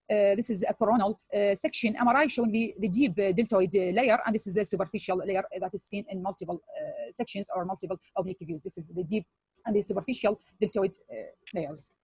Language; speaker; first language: English; non-native, fluent; Arabic